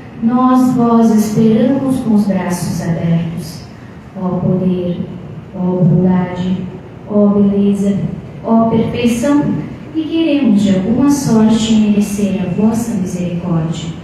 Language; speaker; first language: Portuguese; native; Portuguese